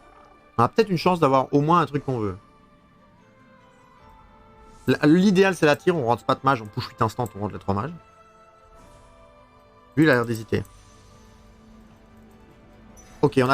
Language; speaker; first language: French; native; French